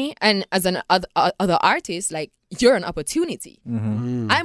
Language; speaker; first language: English; non-native, local second language; Jamaican Creole English